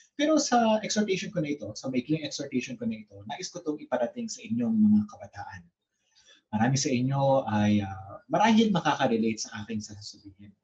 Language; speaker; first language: Filipino; native; Filipino